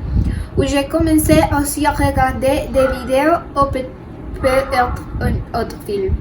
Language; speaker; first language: French; non-native, learner; Spanish